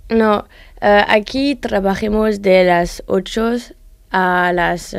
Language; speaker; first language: Spanish; non-native, learner; French